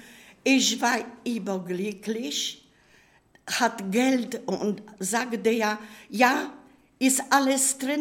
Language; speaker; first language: German; non-native, learner; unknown